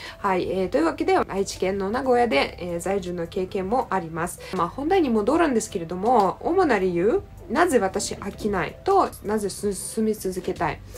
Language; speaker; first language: Japanese; non-native, fluent; Russian